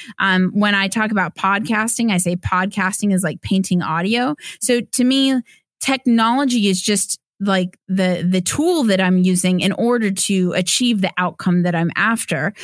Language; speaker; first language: English; native; English